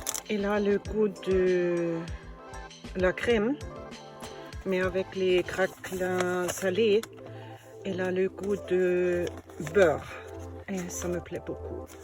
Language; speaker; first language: French; non-native, learner; German